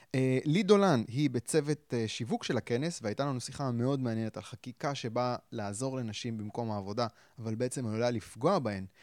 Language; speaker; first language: Hebrew; native; Hebrew